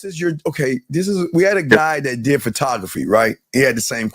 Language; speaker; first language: English; native; English